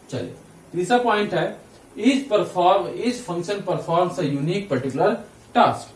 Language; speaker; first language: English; non-native, local second language; Hindi